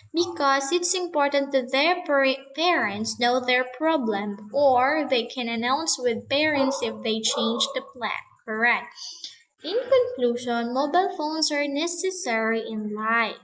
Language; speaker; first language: English; non-native, fluent; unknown